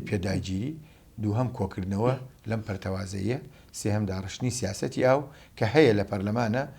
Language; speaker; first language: Central Kurdish; native; Central Kurdish